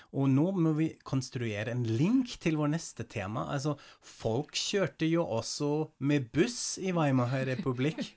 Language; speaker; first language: Norwegian; non-native, fluent; German